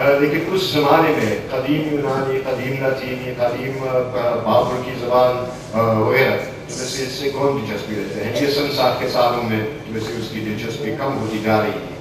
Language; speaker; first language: Urdu; non-native, fluent; English